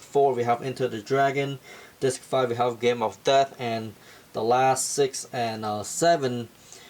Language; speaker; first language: English; non-native, fluent; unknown